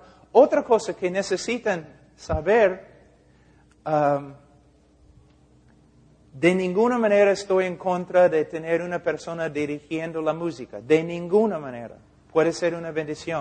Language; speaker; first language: Spanish; non-native, fluent; English